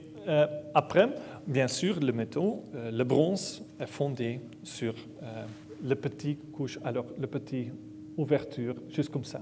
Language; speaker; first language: French; non-native, learner; Dutch